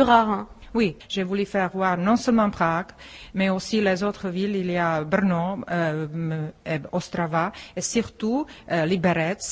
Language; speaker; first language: French; non-native, fluent; Czech